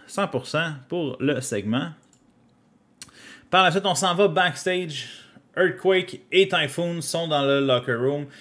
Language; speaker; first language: French; native; French